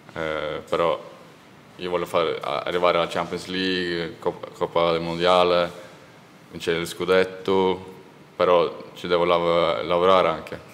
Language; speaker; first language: Italian; non-native, learner; Norwegian